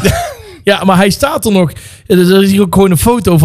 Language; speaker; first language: Dutch; native; Dutch